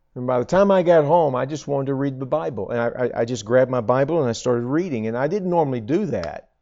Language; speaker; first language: English; native; English